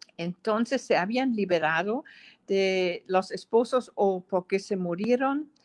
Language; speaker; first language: Spanish; non-native, fluent; German